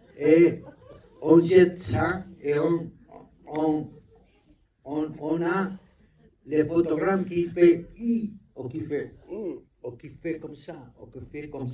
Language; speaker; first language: French; non-native, learner; Spanish